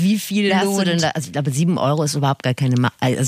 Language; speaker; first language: German; native; German